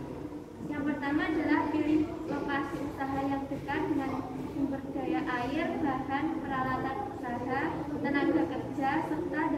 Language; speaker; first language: Indonesian; native; Indonesian